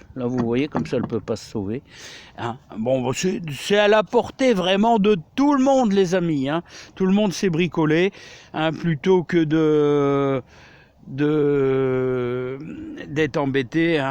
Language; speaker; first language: French; native; French